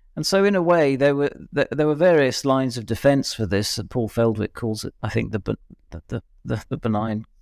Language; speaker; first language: English; native; English